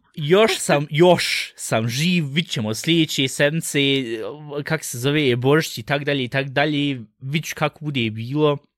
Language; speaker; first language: Bosnian; early bilingual, heritage; Bosnian